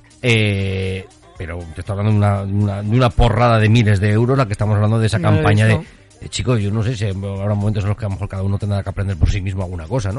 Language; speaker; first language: Spanish; native; Spanish